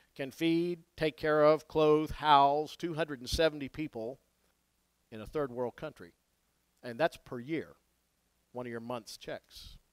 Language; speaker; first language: English; native; English